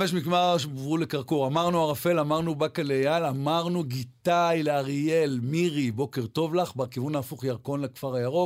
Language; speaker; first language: Hebrew; native; Hebrew